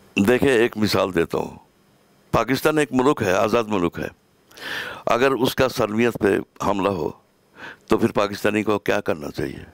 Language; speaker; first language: Urdu; native; Urdu